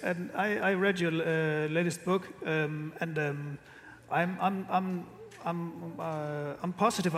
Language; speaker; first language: English; non-native, fluent; Danish